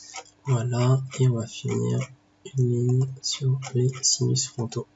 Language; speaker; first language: French; native; French